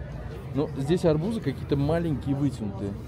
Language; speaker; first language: Russian; native; Russian